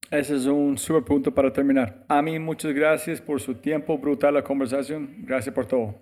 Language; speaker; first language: Spanish; non-native, fluent; English